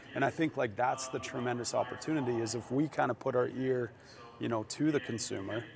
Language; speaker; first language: English; native; English